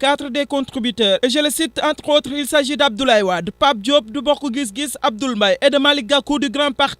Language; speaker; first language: French; non-native, local second language; Wolof